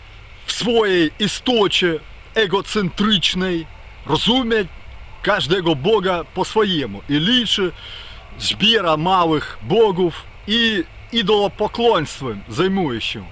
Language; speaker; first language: Polish; non-native, fluent; Ukrainian